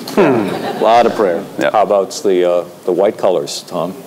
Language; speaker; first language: English; native; English